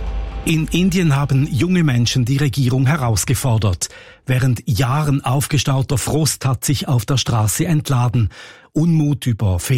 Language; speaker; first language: German; native; German